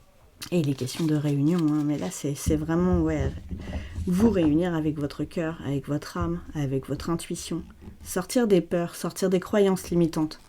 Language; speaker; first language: French; native; French